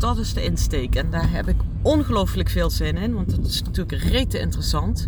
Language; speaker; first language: Dutch; native; Dutch